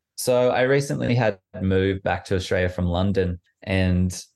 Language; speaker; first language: English; native; English